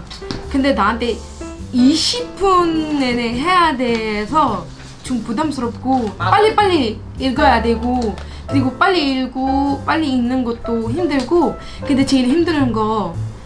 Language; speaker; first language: Korean; non-native, fluent; Arabic